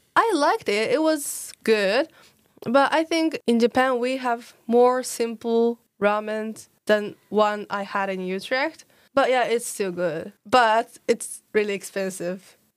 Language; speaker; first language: English; non-native, learner; Japanese